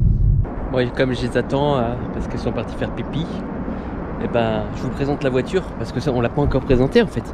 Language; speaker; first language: French; native; French